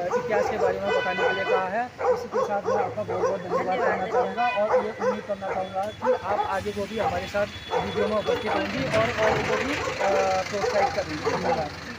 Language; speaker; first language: Hindi; native; Hindi